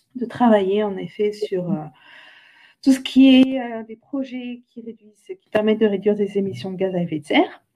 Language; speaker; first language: French; native; French